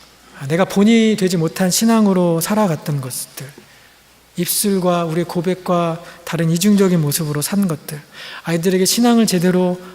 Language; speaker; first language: Korean; native; Korean